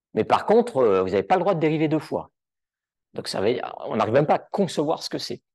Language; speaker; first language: French; native; French